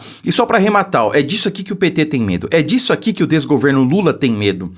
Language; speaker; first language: Portuguese; native; Portuguese